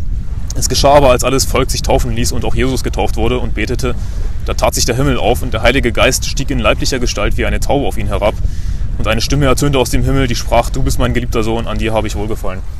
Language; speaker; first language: German; native; German